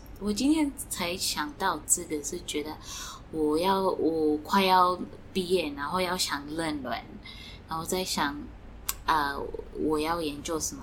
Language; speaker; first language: Chinese; non-native, fluent; Swati